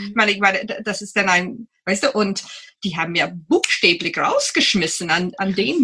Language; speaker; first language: German; non-native, fluent; English